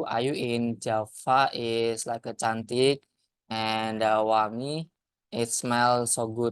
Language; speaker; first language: English; non-native, learner; Indonesian